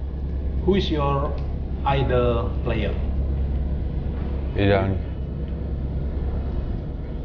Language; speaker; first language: English; non-native, fluent; Indonesian